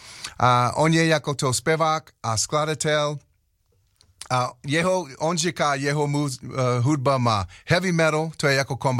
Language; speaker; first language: Czech; non-native, learner; English